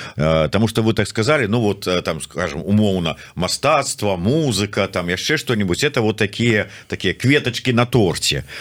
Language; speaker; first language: Belarusian; native; Belarusian